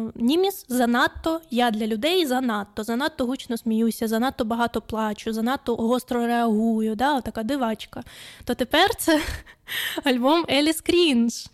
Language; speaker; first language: Ukrainian; non-native, local second language; Russian